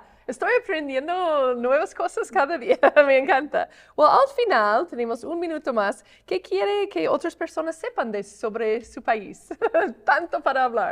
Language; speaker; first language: Spanish; non-native, fluent; English